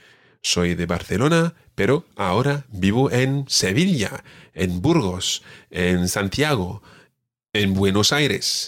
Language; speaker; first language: Spanish; non-native, fluent; English